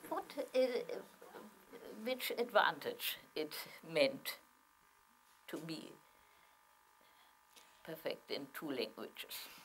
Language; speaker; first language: English; non-native, fluent; German